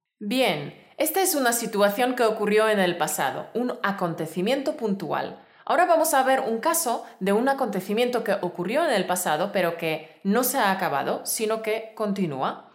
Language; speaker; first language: Spanish; native; Spanish